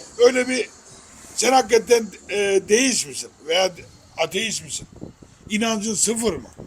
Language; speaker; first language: Turkish; native; Turkish